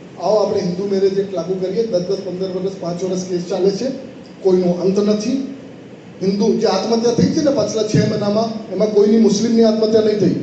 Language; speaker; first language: Gujarati; non-native, local second language; Marwari